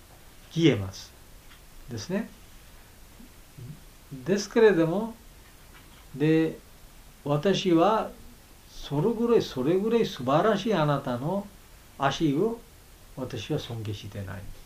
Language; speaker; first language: Japanese; non-native, learner; Bangla